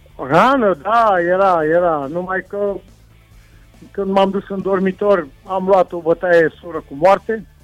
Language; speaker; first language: Romanian; non-native, local second language; Hungarian